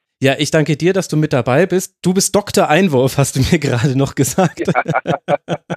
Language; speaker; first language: German; native; German